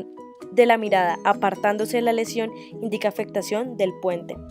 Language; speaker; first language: Spanish; native; Spanish